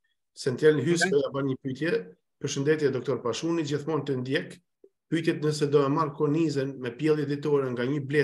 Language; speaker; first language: Albanian; native; Albanian